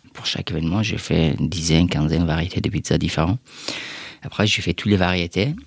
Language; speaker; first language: French; non-native, fluent; Persian